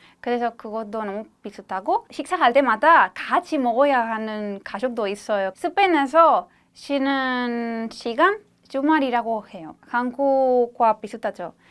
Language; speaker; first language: Korean; non-native, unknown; Spanish